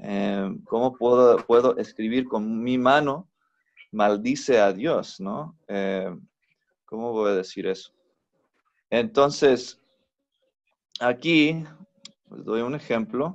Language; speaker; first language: Spanish; non-native, fluent; English